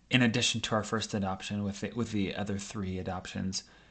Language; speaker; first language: English; native; English